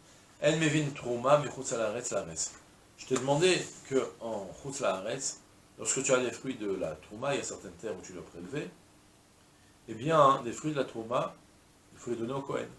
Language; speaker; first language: French; native; French